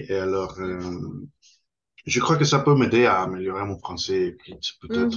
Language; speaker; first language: French; non-native, fluent; Spanish